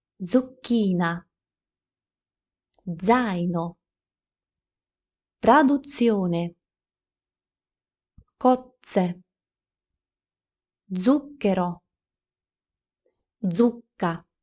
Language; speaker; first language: Italian; non-native, fluent; Ukrainian